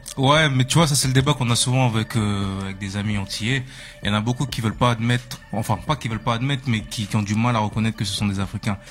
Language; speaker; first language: French; native; French